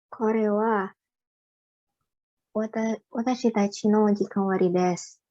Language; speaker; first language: Japanese; non-native, learner; Indonesian